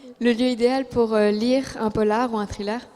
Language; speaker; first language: French; native; French